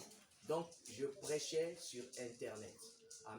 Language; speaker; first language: French; non-native, local second language; Lingala